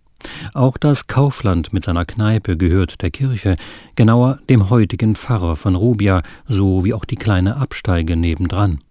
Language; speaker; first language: German; native; German